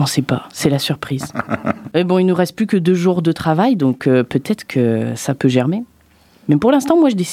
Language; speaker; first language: French; native; French